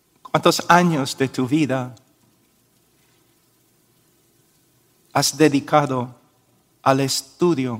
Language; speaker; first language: Spanish; non-native, fluent; English